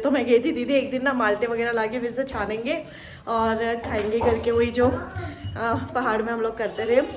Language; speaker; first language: Hindi; native; Hindi